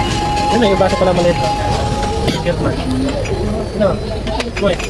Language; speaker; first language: Filipino; non-native, local second language; Cebuano